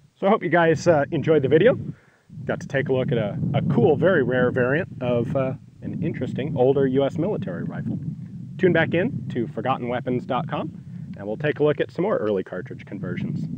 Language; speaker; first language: English; native; English